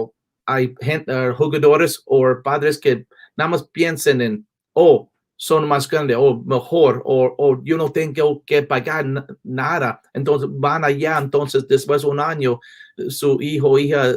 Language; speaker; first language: Spanish; non-native, learner; English